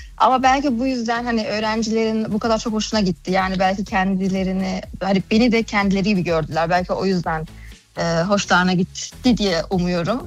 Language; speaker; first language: Turkish; early bilingual, heritage; Turkish